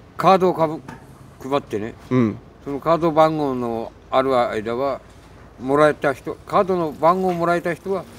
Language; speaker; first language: Japanese; native; Japanese